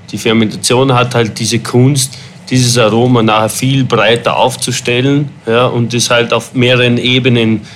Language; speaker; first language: German; native; German